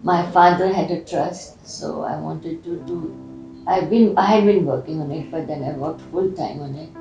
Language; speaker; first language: English; non-native, local second language; Hindi